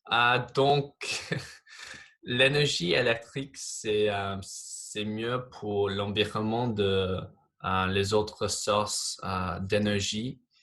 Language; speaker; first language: French; non-native, fluent; English